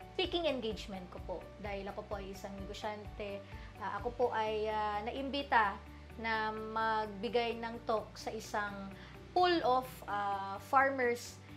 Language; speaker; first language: Filipino; non-native, local second language; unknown